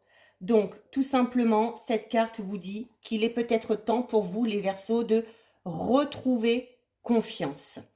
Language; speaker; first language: French; native; French